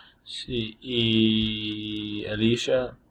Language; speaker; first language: Spanish; non-native, learner; English